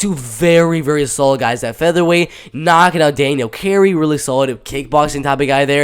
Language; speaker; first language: English; native; English